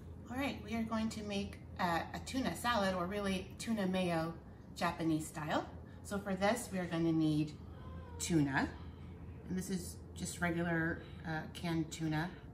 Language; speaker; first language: English; native; English